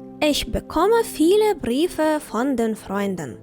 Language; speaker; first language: German; non-native, fluent; Ukrainian